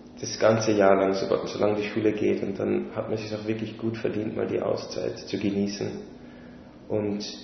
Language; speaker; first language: German; native; German